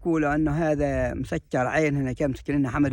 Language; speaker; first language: Arabic; native; Arabic